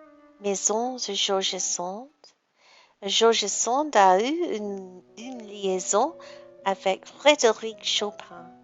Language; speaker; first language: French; non-native, learner; English